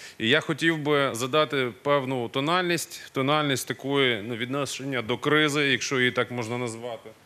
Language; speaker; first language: Ukrainian; non-native, local second language; Russian